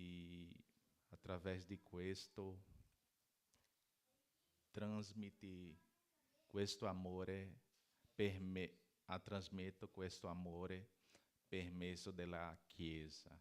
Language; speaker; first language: Italian; non-native, learner; Portuguese